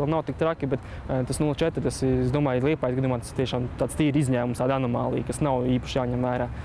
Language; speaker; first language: Latvian; native; Latvian